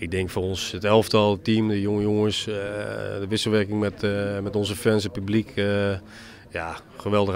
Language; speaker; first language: Dutch; native; Dutch